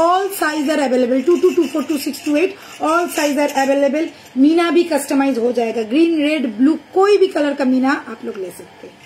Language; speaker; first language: Hindi; non-native, local second language; Bangla